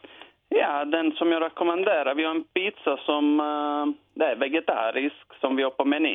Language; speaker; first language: Swedish; non-native, learner; Italian